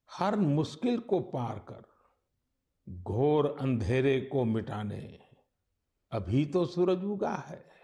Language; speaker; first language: Hindi; non-native, local second language; Gujarati